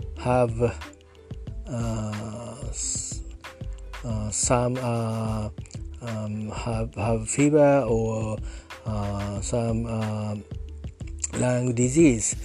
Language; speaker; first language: English; non-native, learner; Japanese